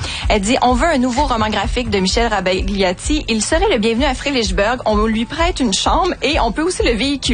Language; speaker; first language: French; native; French